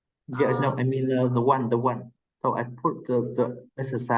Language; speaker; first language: English; non-native, learner; Vietnamese